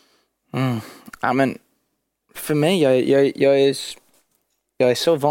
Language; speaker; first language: Swedish; early bilingual, heritage; English